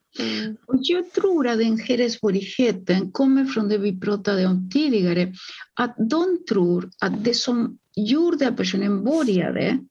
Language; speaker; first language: Swedish; non-native, fluent; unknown